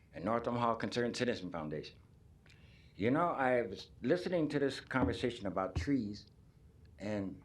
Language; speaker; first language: English; native; English